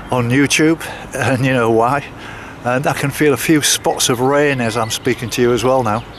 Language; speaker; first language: English; native; English